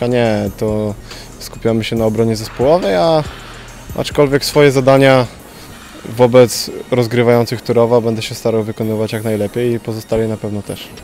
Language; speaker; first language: Polish; native; Polish